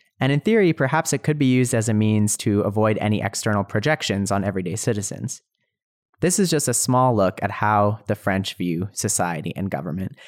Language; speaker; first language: English; native; English